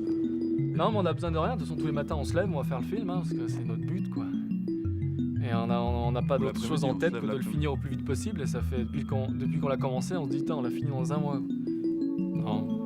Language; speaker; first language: French; native; French